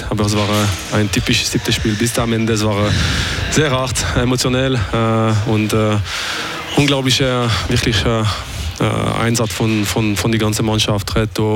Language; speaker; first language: German; non-native, local second language; French